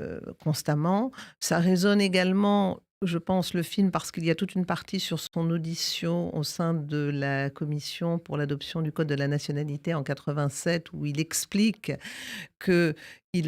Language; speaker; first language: French; native; French